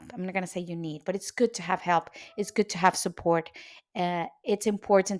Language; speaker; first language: English; non-native, fluent; Spanish